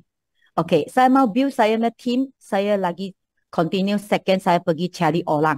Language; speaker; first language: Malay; non-native, local second language; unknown